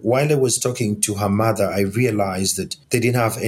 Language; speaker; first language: English; non-native, local second language; Ganda